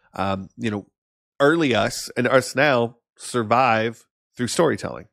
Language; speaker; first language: English; native; English